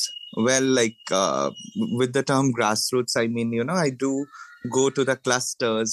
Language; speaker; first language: English; non-native, local second language; Bangla